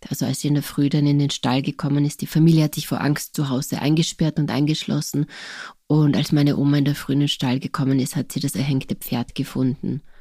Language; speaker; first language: German; non-native, local second language; Slovenian